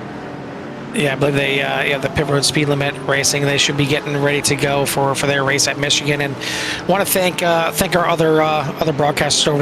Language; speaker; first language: English; native; English